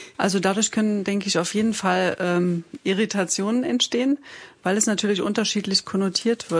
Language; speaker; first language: German; native; German